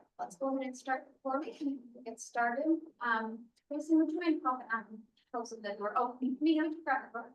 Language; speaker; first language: English; native; English